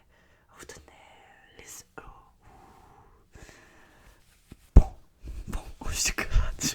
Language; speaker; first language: French; non-native, learner; Russian